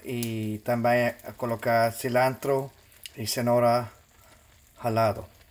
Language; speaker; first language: Portuguese; non-native, learner; Hindi